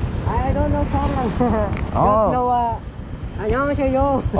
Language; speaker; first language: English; non-native, learner; Vietnamese